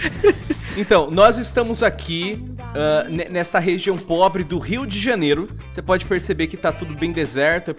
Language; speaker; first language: Portuguese; native; Portuguese